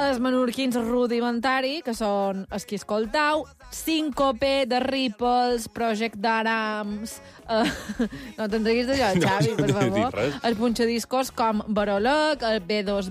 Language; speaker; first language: Catalan; native; Catalan